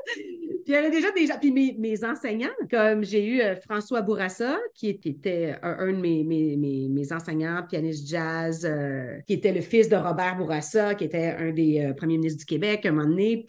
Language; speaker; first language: French; native; French